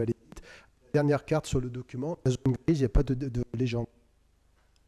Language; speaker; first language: French; native; French